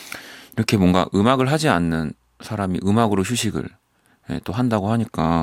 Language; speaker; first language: Korean; native; Korean